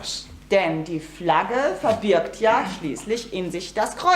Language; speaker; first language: German; native; German